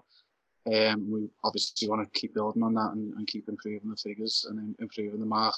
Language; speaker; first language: English; native; English